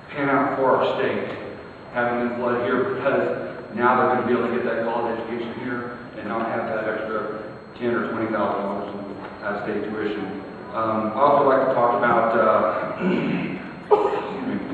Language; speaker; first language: English; native; English